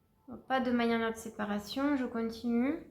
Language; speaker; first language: French; native; French